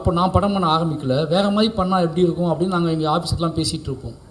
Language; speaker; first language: Tamil; native; Tamil